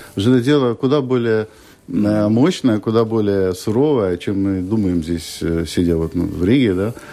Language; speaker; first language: Russian; native; Russian